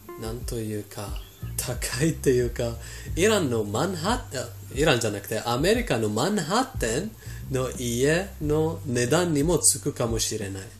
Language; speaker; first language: Japanese; non-native, fluent; Persian